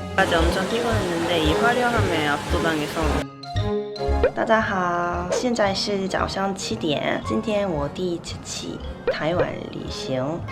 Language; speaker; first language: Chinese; non-native, learner; Korean